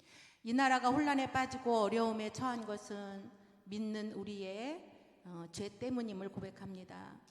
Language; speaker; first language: Korean; native; Korean